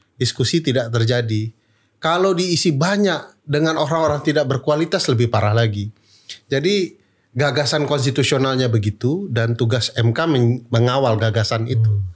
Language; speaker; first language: Indonesian; non-native, local second language; Minangkabau